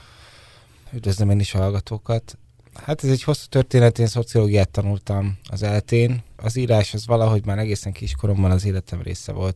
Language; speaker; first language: Hungarian; native; Hungarian